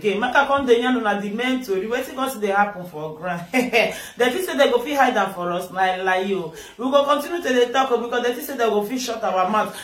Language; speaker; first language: Nigerian Pidgin; native; Nigerian Pidgin